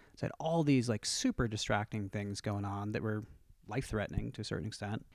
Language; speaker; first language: English; native; English